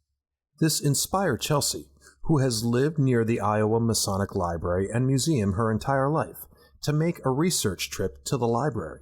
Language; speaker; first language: English; native; English